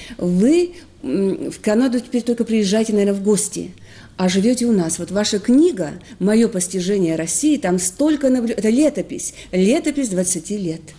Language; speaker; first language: Russian; native; Russian